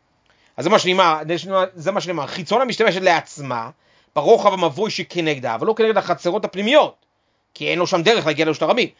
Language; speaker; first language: Hebrew; native; Hebrew